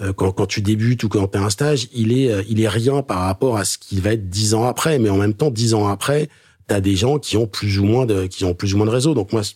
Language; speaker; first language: French; native; French